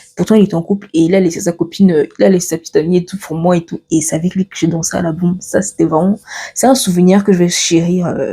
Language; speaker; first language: French; early bilingual, other home language; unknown